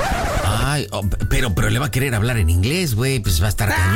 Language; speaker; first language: Spanish; native; Spanish